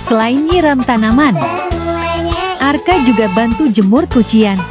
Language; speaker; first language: Indonesian; native; Indonesian